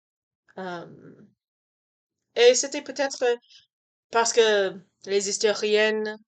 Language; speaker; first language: French; non-native, learner; English